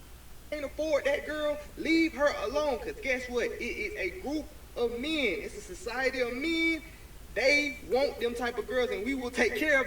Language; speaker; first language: English; native; English